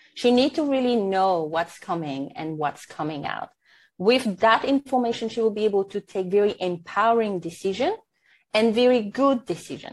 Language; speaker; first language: English; non-native, fluent; French